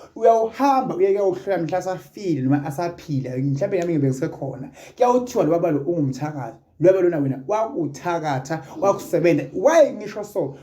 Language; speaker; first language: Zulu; native; Zulu